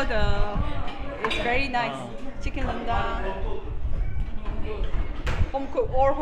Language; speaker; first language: English; non-native, learner; Korean